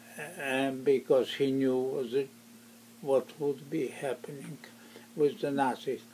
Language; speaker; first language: English; non-native, fluent; Ukrainian